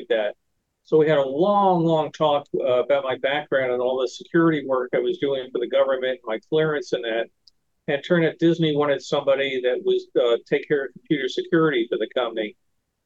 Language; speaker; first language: English; native; English